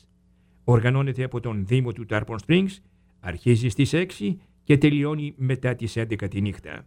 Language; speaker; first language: Greek; native; Greek